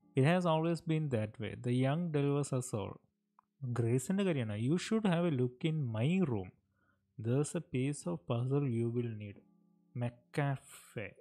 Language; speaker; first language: English; non-native, local second language; Malayalam